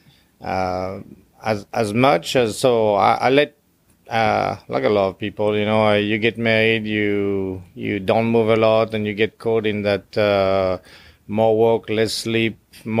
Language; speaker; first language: English; non-native, fluent; French